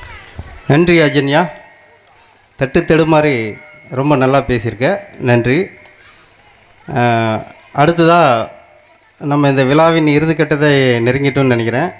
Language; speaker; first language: Tamil; native; Tamil